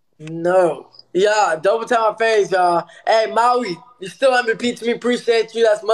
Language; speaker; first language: English; early bilingual, other home language; Spanish